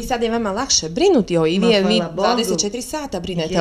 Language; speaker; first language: Croatian; native; Croatian